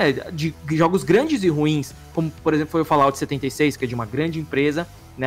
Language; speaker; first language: Portuguese; native; Portuguese